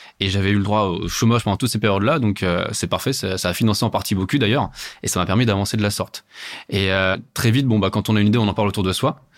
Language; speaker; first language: French; native; French